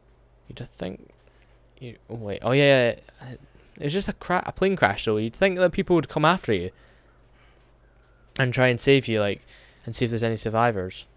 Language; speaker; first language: English; native; English